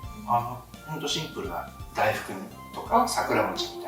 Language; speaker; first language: Japanese; native; Japanese